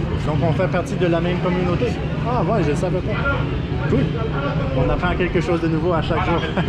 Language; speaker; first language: French; non-native, local second language; English